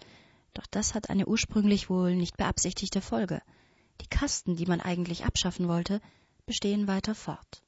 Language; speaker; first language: German; native; German